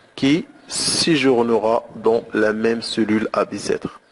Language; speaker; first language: French; non-native, local second language; Arabic